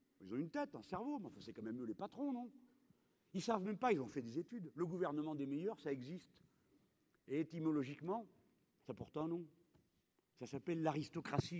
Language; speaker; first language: French; native; French